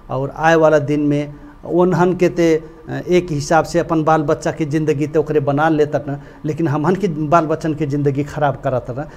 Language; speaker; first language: Bhojpuri; non-native, local second language; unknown